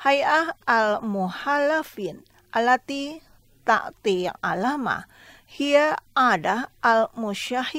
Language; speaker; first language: Arabic; non-native, fluent; Indonesian